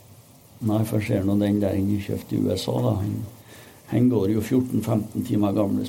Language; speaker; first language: Norwegian; native; Norwegian